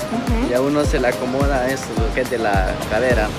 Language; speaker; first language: Spanish; native; Spanish